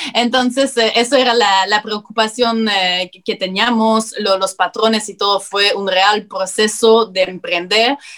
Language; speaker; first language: Spanish; non-native, fluent; French